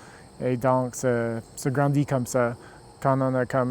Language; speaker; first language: French; non-native, local second language; English